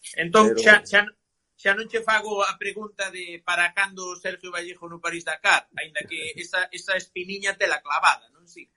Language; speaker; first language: Galician; native; Galician